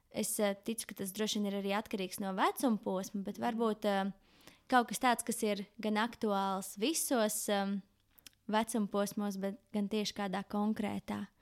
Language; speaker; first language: Latvian; native; Latvian